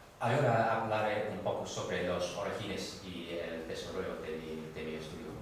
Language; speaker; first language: Spanish; non-native, learner; English